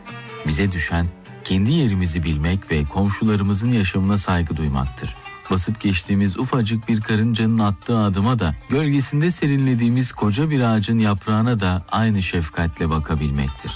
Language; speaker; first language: Turkish; native; Turkish